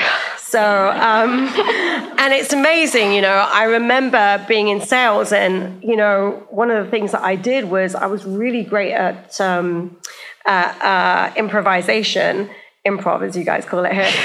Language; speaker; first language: English; native; English